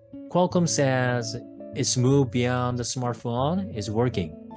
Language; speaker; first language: English; non-native, fluent; Korean